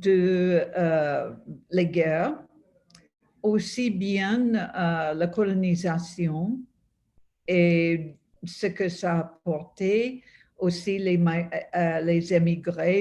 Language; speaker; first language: French; non-native, fluent; English